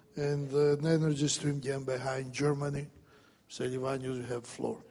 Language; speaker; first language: English; non-native, fluent; Greek